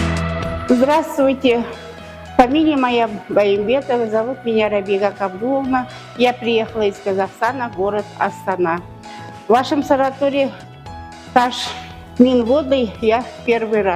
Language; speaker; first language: Russian; non-native, local second language; Kazakh